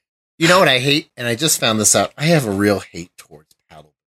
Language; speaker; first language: English; native; English